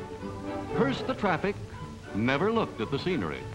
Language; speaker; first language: English; native; English